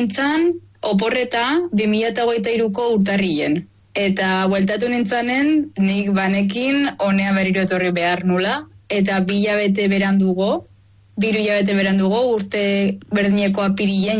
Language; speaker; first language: Basque; native; Basque